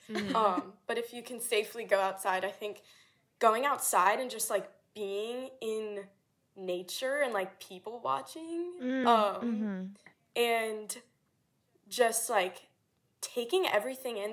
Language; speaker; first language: English; native; English